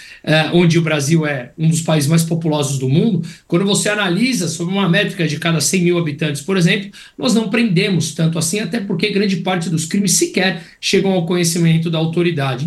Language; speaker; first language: Portuguese; native; Portuguese